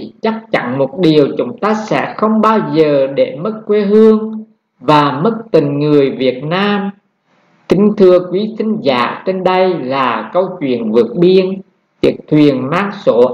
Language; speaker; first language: Vietnamese; native; Vietnamese